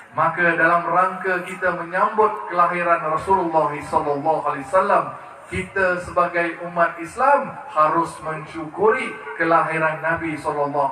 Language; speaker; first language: Malay; early bilingual, other home language; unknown